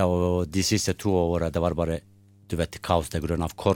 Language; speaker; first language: Norwegian; non-native, fluent; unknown